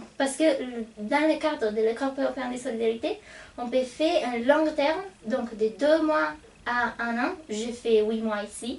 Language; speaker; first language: French; non-native, fluent; Italian